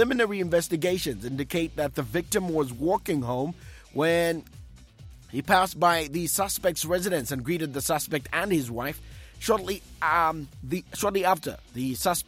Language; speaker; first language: English; non-native, local second language; Bemba